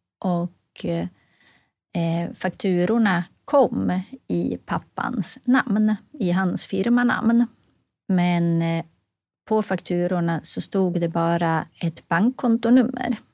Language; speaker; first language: Swedish; native; Swedish